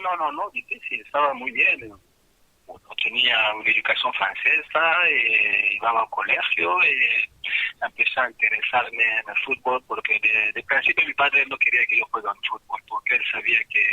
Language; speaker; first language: Spanish; non-native, fluent; French